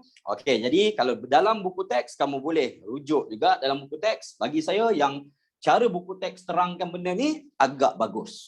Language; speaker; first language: Malay; native; Malay